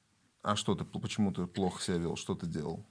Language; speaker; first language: Russian; native; Russian